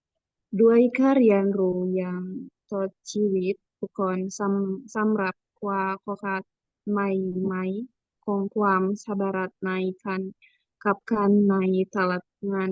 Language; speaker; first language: Thai; non-native, learner; Indonesian